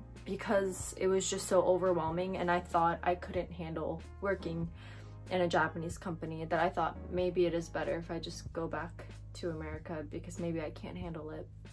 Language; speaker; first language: English; early bilingual, other home language; Japanese